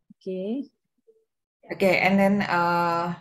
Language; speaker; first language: English; non-native, fluent; Indonesian